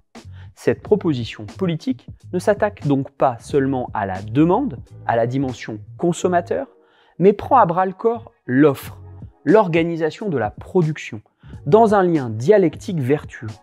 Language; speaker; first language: French; native; French